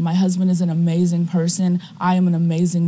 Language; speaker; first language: English; native; English